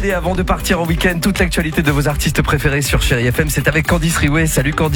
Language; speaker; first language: French; native; French